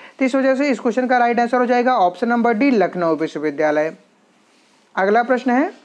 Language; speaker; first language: Hindi; native; Hindi